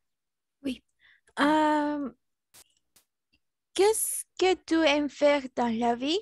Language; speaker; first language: French; non-native, learner; Spanish